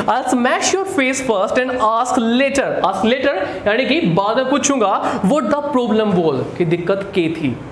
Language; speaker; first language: Hindi; native; Hindi